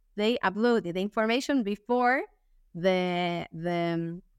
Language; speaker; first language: English; non-native, fluent; Spanish